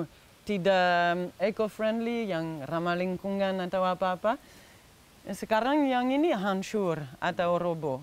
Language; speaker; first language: Indonesian; non-native, fluent; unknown